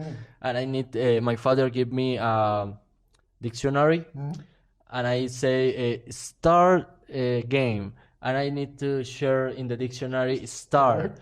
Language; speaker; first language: English; non-native, learner; Spanish